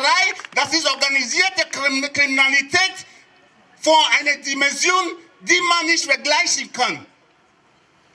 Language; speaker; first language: German; non-native, fluent; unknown